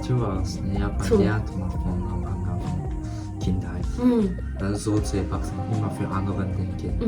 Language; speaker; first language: German; non-native, learner; Japanese